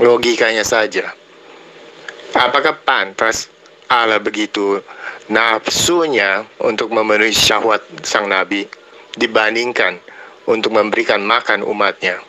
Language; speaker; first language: Indonesian; native; Indonesian